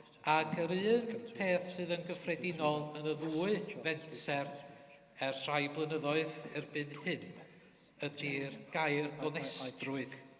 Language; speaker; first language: Welsh; native; Welsh